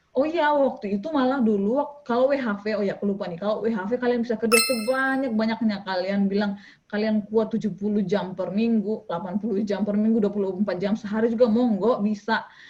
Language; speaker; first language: Indonesian; native; Indonesian